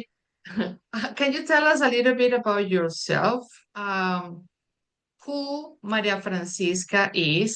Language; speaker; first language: English; non-native, fluent; Spanish